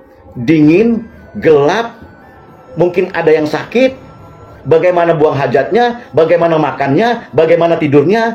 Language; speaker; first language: Indonesian; native; Indonesian